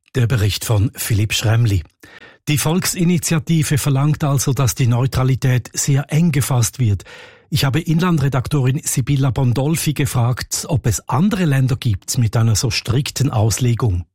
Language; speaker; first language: German; native; German